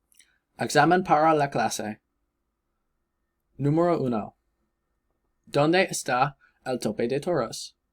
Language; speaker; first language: Spanish; non-native, learner; English